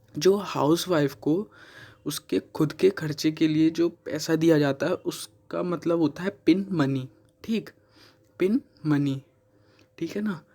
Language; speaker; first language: Hindi; native; Hindi